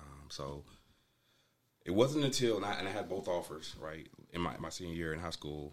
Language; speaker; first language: English; native; English